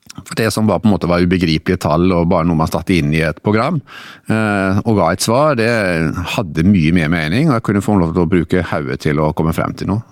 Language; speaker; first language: Norwegian; native; Norwegian